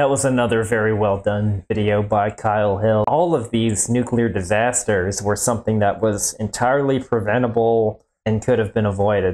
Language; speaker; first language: English; native; English